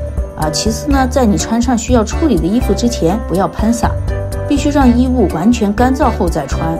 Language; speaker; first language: Chinese; native; Chinese